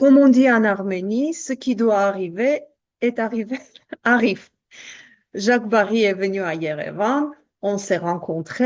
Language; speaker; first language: French; non-native, fluent; Armenian